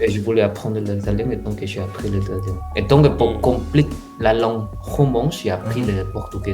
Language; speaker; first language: French; non-native, fluent; Indonesian